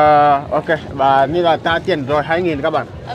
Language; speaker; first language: Vietnamese; non-native, learner; Portuguese